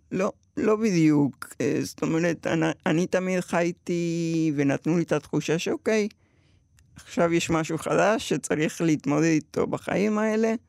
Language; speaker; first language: Hebrew; early bilingual, other home language; Spanish